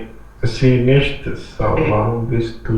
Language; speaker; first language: German; non-native, learner; Hindi